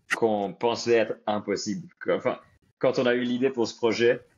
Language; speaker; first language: French; native; French